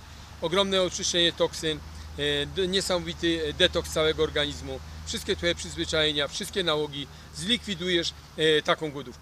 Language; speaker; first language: Polish; native; Polish